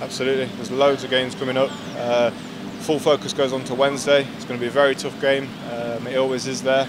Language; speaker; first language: English; native; English